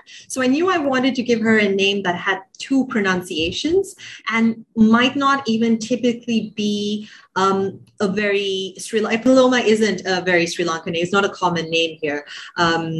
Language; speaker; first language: English; non-native, local second language; Sinhala